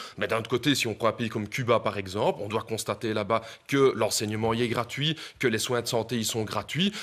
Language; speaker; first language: French; native; French